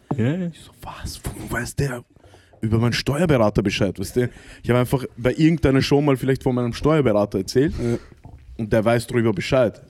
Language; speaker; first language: German; early bilingual, other home language; Arabic